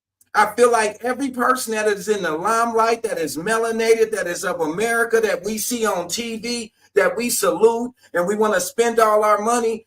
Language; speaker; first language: English; native; English